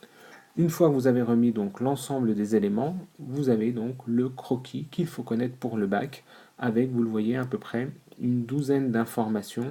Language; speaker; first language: French; native; French